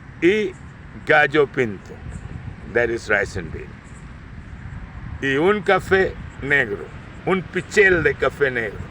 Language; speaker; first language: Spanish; non-native, fluent; Urdu